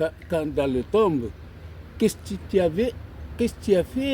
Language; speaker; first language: French; non-native, learner; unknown